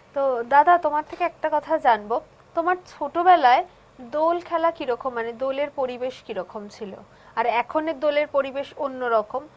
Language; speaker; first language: Bangla; native; Bangla